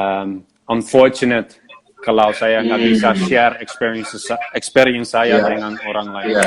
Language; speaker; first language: Indonesian; non-native, fluent; Dutch